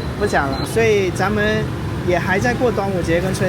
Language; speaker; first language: Chinese; native; Chinese